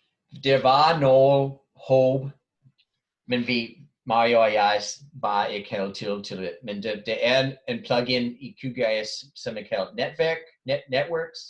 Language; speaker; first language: Danish; non-native, fluent; English